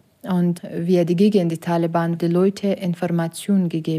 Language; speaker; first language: German; non-native, learner; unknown